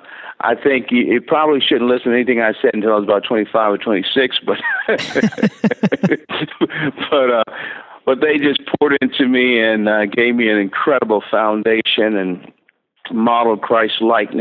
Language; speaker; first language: English; native; English